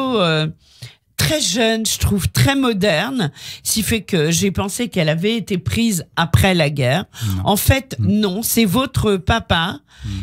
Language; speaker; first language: French; native; French